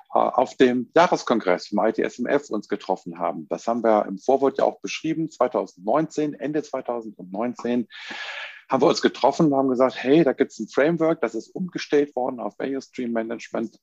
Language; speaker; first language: German; non-native, fluent; Spanish